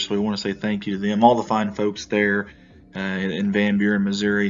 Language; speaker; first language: English; native; English